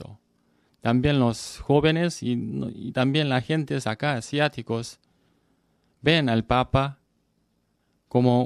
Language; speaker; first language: Spanish; non-native, learner; Korean